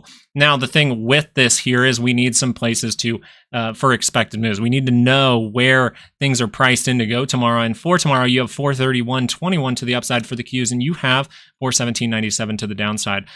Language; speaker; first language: English; native; English